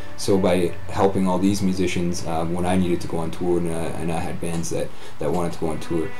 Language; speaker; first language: English; native; English